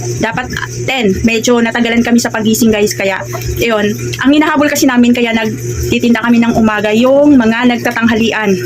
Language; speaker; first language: Filipino; non-native, local second language; Cebuano